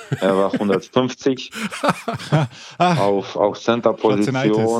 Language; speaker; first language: German; non-native, learner; Croatian